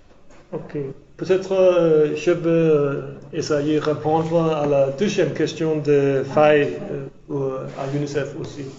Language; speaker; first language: French; non-native, learner; English